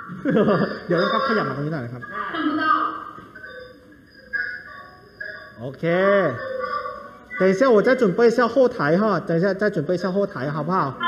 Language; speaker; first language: Chinese; non-native, fluent; Thai